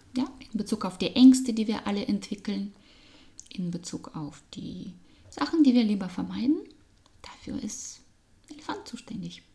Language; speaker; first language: German; non-native, fluent; Russian